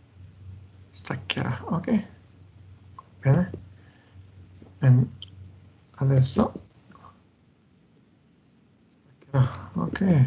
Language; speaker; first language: Italian; non-native, learner; Slovenian